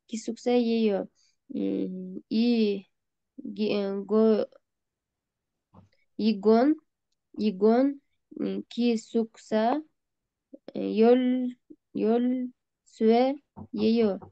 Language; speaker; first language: Korean; non-native, learner; Kyrgyz